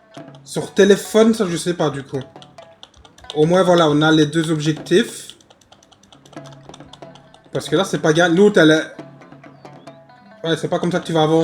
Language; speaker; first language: French; native; French